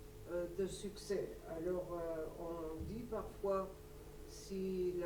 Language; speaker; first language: French; non-native, local second language; Luxembourgish